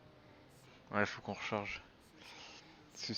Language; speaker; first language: French; native; French